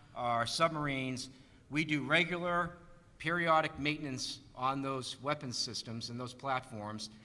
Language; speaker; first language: English; native; English